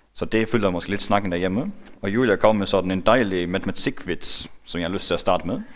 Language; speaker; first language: Danish; non-native, local second language; Faroese